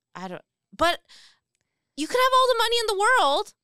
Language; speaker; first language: English; early bilingual, other home language; Korean